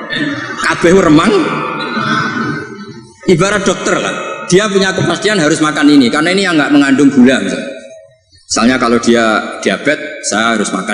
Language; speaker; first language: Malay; non-native, local second language; Javanese